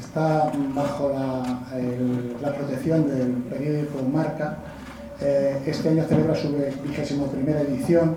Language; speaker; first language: Spanish; native; Spanish